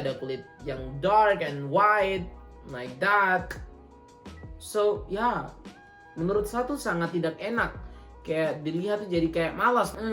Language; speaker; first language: Indonesian; native; Indonesian